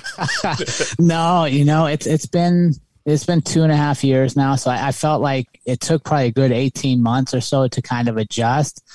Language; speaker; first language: English; native; English